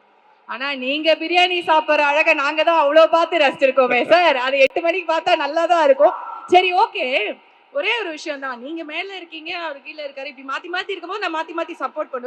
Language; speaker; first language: Tamil; native; Tamil